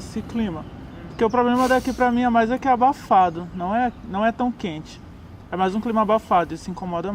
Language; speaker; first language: Portuguese; native; Portuguese